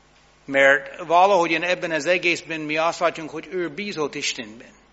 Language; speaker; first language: Hungarian; non-native, fluent; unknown